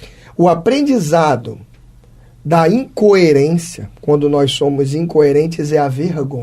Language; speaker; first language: Portuguese; native; Portuguese